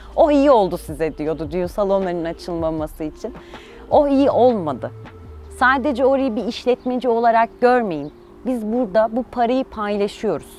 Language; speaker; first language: Turkish; early bilingual, heritage; Turkish